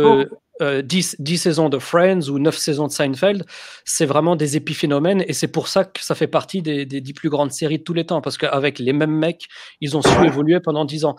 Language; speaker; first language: French; native; French